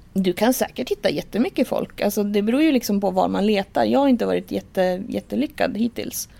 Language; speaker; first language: Swedish; native; Swedish